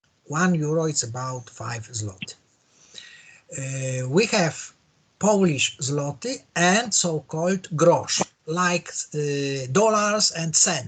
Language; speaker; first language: English; non-native, learner; Polish